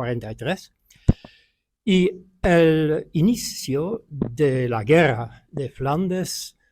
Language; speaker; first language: Spanish; non-native, fluent; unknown